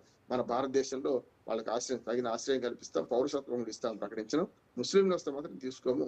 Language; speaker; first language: Telugu; native; Telugu